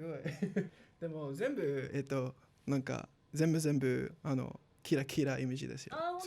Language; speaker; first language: Japanese; non-native, learner; English